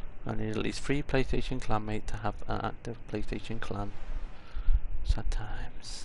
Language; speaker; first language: English; native; English